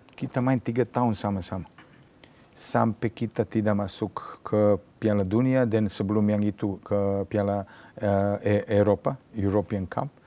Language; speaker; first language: Indonesian; non-native, fluent; Serbian